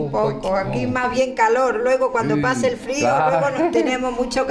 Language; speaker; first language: Spanish; native; Spanish